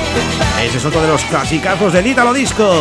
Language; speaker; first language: Spanish; native; Spanish